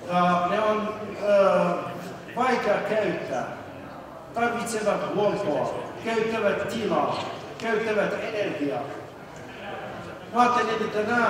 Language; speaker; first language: Finnish; non-native, fluent; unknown